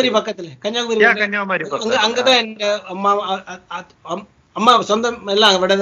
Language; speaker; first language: Tamil; early bilingual, heritage; Tamil